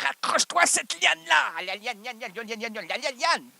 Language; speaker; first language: French; native; French